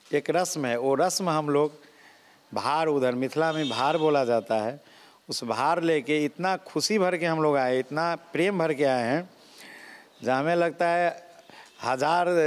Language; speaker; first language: Hindi; non-native, local second language; Maithili